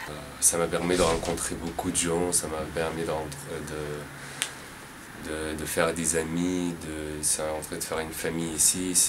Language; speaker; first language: French; non-native, fluent; Arabic